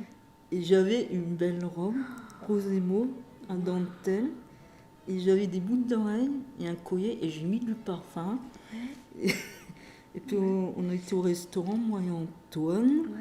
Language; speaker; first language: French; native; French